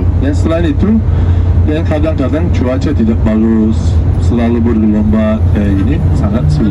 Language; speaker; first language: Indonesian; non-native, learner; Turkish